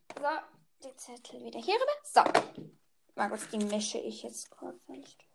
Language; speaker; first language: German; native; German